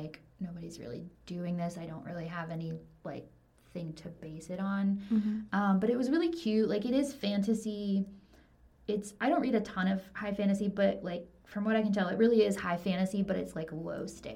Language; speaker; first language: English; native; English